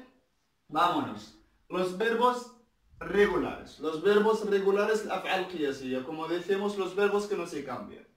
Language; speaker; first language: Spanish; non-native, fluent; Arabic